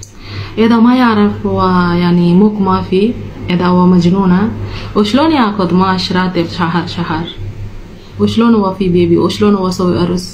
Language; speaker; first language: Arabic; non-native, learner; Telugu